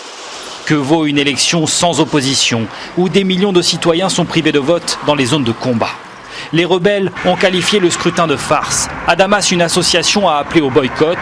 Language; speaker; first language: French; native; French